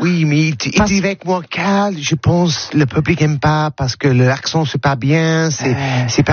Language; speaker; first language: French; non-native, learner; English